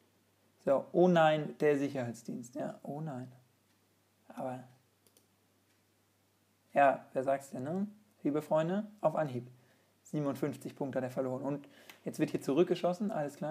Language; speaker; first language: German; native; German